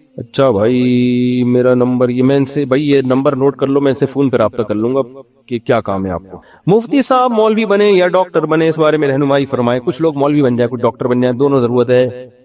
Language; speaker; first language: Urdu; native; Urdu